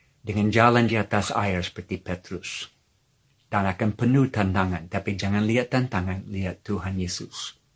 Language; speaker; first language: Indonesian; non-native, fluent; English